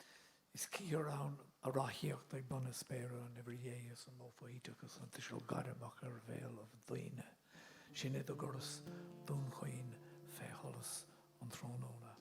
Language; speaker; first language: Irish; non-native, local second language; English